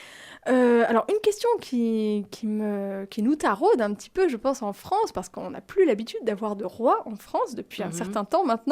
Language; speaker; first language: French; native; French